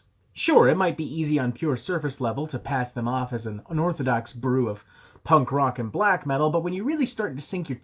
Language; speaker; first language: English; native; English